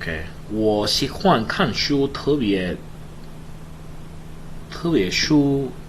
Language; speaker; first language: Chinese; non-native, learner; English